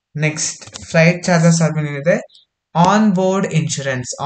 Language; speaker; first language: English; non-native, local second language; Kannada